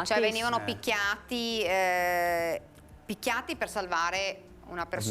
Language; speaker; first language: Italian; native; Italian